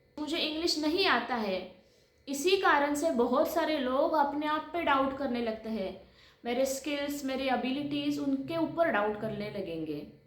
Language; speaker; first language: Hindi; non-native, local second language; Marathi